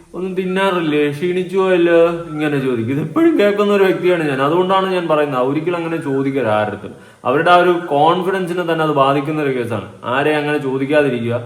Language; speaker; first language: Malayalam; native; Malayalam